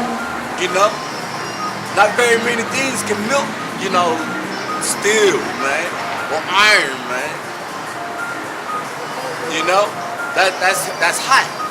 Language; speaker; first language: English; native; English